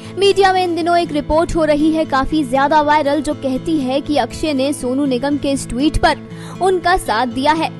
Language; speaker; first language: Hindi; native; Hindi